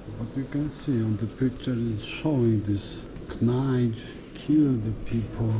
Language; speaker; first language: English; non-native, learner; Polish